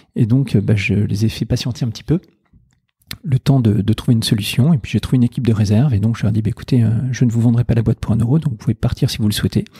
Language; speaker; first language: French; native; French